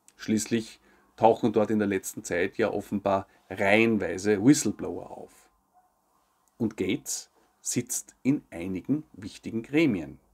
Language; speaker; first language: German; native; German